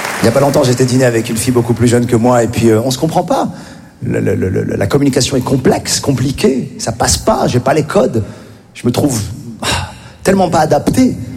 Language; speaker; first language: French; native; French